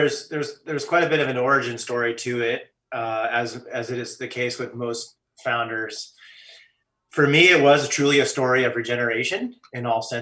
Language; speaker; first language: English; native; English